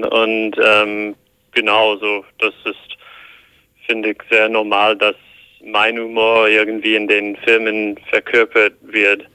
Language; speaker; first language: German; non-native, fluent; English